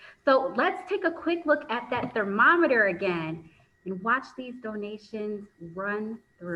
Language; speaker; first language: English; native; English